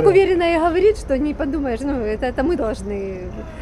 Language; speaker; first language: Russian; native; Russian